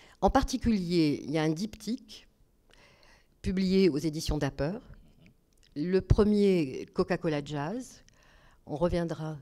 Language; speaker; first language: French; native; French